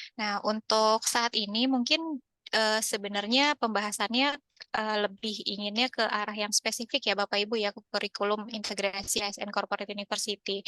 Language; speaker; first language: Indonesian; native; Indonesian